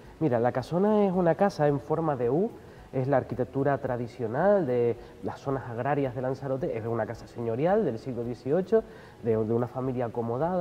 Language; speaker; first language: Spanish; native; Spanish